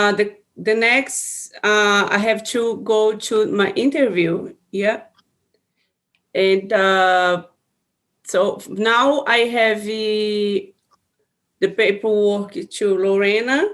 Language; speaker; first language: English; non-native, learner; Portuguese